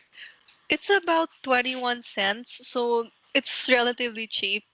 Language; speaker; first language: English; non-native, local second language; Filipino